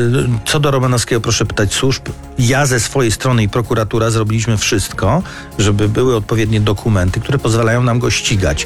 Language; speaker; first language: Polish; native; Polish